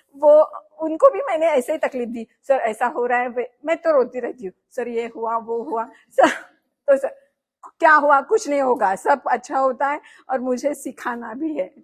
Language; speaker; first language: Hindi; non-native, local second language; Marathi